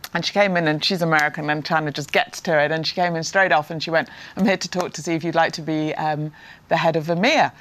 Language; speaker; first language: English; native; English